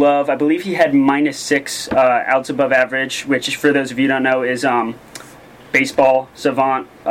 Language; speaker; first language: English; native; English